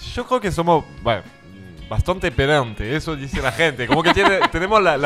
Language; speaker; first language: Spanish; non-native, fluent; French